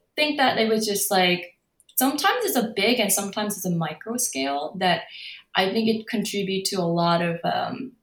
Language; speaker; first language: English; non-native, fluent; Korean